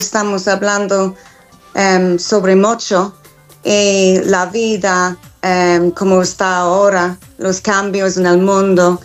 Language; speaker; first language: Spanish; non-native, learner; English